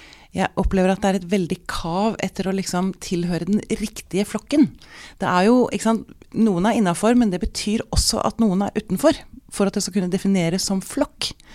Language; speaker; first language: Norwegian; native; Norwegian